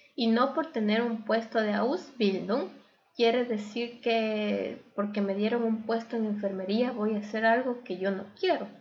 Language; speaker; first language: Spanish; native; Spanish